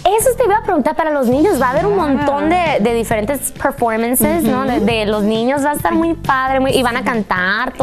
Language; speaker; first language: Spanish; native; Spanish